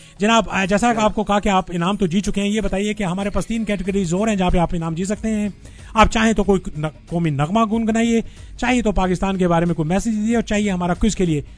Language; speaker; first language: Urdu; native; Urdu